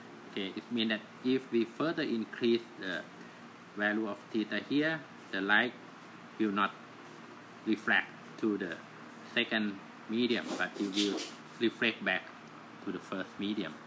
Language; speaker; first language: English; non-native, fluent; Thai